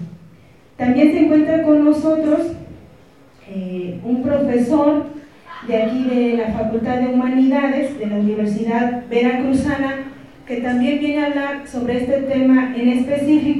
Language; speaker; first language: Spanish; native; Spanish